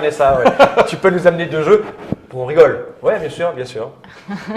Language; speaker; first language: French; native; French